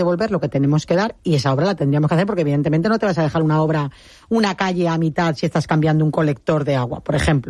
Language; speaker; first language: Spanish; native; Spanish